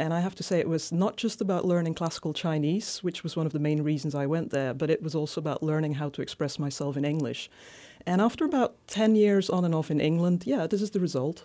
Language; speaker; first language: English; non-native, fluent; Dutch